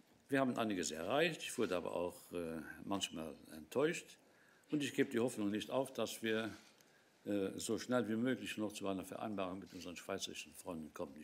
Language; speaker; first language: German; non-native, local second language; Luxembourgish